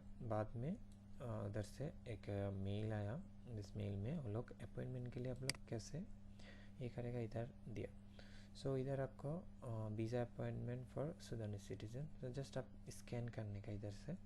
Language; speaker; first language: Hindi; non-native, fluent; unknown